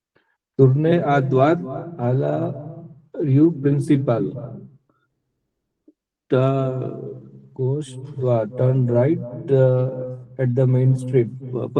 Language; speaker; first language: English; non-native, local second language; Hindi